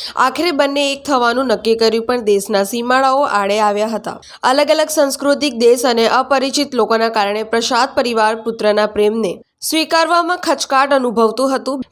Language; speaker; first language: Gujarati; native; Gujarati